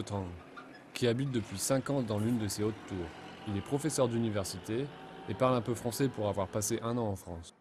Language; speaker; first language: French; native; French